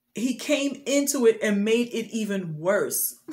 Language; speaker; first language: English; native; English